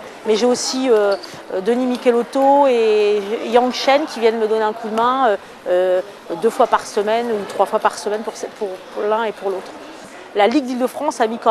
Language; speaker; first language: French; native; French